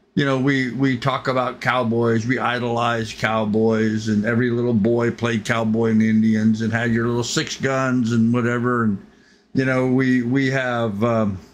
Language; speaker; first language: English; native; English